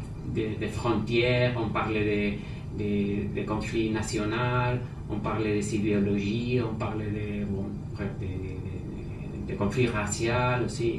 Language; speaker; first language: French; non-native, fluent; Spanish